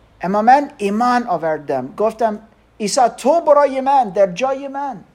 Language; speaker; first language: Persian; non-native, learner; German